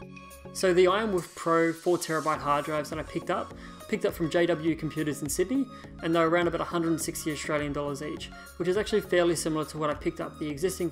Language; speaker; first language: English; native; English